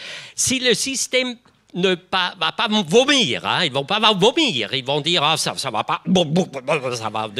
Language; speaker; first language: French; non-native, local second language; German